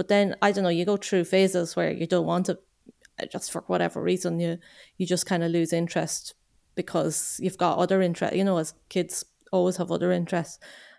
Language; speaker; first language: English; native; English